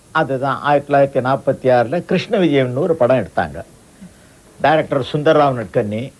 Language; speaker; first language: Tamil; non-native, local second language; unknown